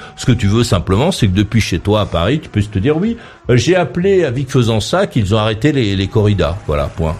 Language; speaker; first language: French; native; French